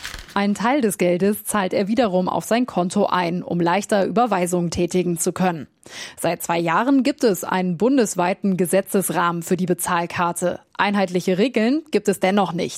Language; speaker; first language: German; native; German